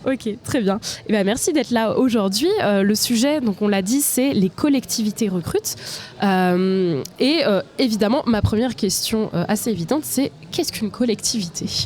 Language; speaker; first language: French; native; French